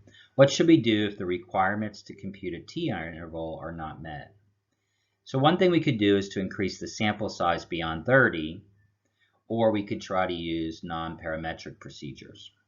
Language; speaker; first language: English; native; English